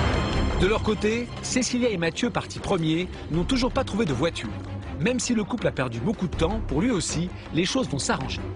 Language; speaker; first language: French; native; French